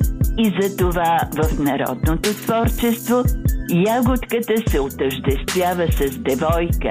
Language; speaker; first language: Bulgarian; native; Bulgarian